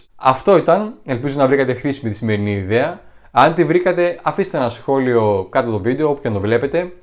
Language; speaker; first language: Greek; native; Greek